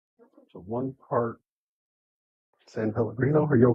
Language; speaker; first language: English; native; English